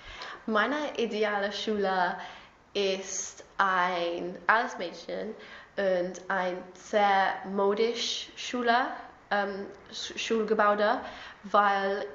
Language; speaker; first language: German; non-native, learner; English